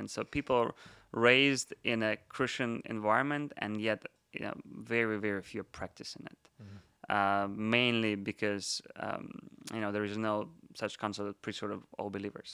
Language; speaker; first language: English; non-native, fluent; Russian